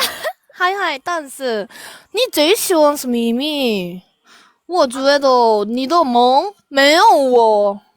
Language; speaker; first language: Chinese; non-native, learner; Korean